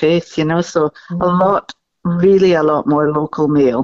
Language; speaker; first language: English; native; English